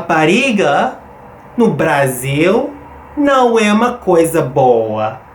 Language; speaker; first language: Portuguese; non-native, fluent; English